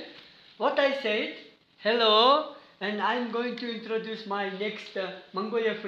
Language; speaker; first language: English; non-native, learner; Mongolian